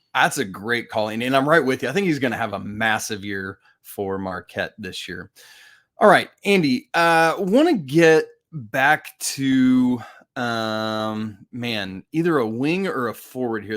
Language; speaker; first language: English; native; English